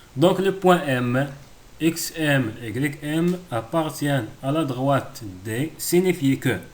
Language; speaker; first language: French; non-native, local second language; Arabic